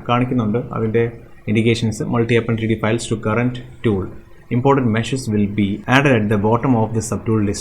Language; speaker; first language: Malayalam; native; Malayalam